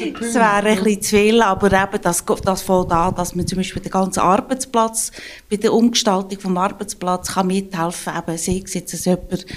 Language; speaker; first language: German; native; German